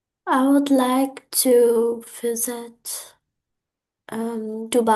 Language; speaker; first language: English; non-native, learner; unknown